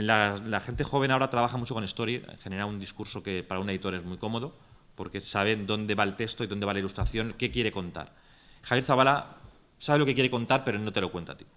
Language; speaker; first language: Spanish; native; Spanish